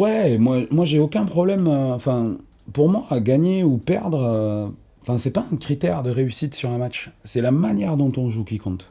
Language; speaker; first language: French; native; French